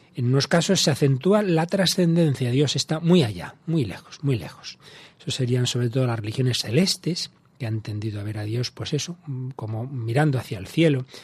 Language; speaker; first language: Spanish; native; Spanish